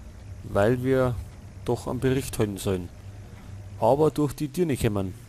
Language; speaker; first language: German; native; German